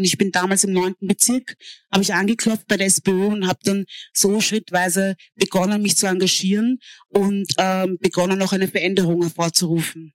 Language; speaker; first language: German; early bilingual, other home language; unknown